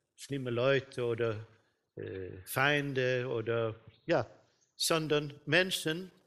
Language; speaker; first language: German; non-native, fluent; Swedish